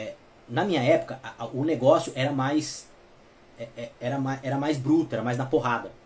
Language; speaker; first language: Portuguese; native; Portuguese